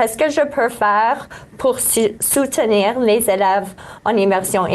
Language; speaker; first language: French; native; French